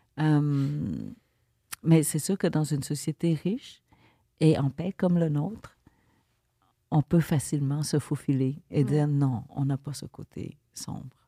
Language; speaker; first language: French; early bilingual, other home language; Vietnamese